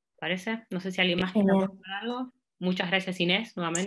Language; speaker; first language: Spanish; native; Spanish